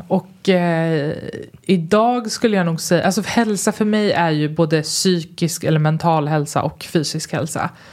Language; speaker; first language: Swedish; early bilingual, other home language; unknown